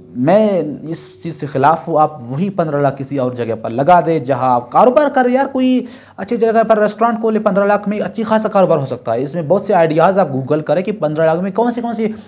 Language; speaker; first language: Urdu; non-native, local second language; Brahui